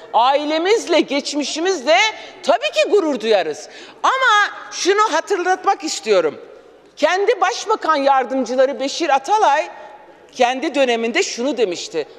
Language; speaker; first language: Turkish; non-native, local second language; Kurdish